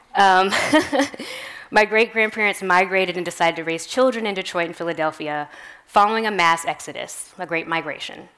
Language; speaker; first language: English; native; English